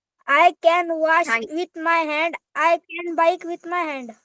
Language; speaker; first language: English; non-native, learner; Marathi